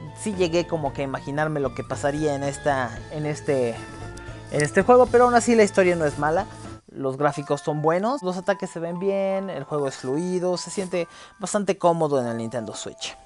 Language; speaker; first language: Spanish; native; Spanish